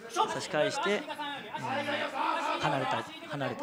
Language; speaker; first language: Japanese; native; Japanese